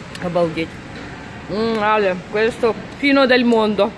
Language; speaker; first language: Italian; non-native, learner; Russian